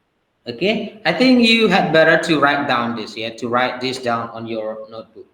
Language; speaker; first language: English; non-native, fluent; Indonesian